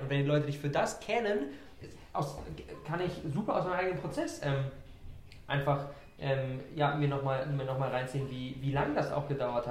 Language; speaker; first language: German; native; German